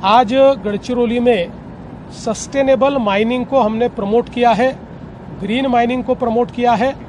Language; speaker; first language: Hindi; non-native, local second language; Marathi